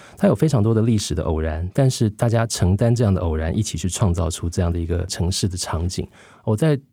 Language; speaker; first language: Chinese; native; Chinese